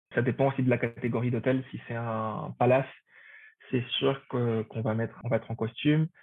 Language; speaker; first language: French; non-native, fluent; Spanish